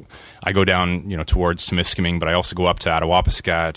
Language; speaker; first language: English; native; English